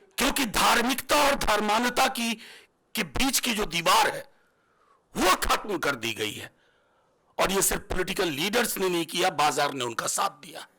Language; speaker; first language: Hindi; native; Hindi